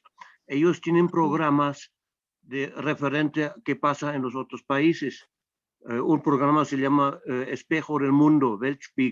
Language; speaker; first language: Spanish; non-native, fluent; German